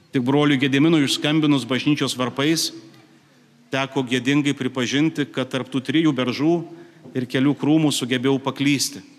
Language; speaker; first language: Lithuanian; native; Lithuanian